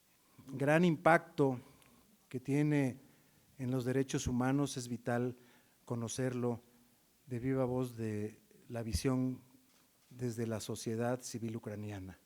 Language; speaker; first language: Spanish; native; Spanish